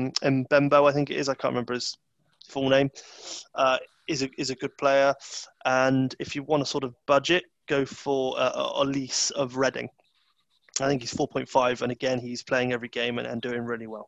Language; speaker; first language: English; native; English